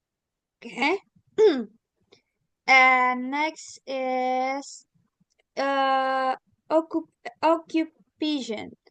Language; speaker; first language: English; non-native, learner; Indonesian